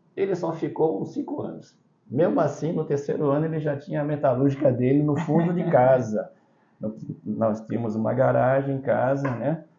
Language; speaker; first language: Portuguese; early bilingual, other home language; Chinese